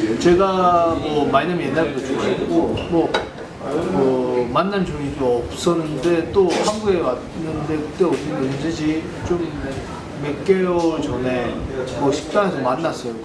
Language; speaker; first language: Korean; early bilingual, heritage; Korean